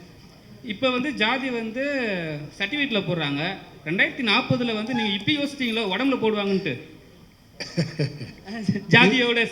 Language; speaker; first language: Tamil; native; Tamil